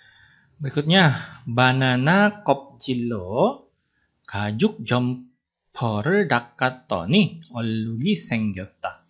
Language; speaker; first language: Korean; non-native, fluent; Indonesian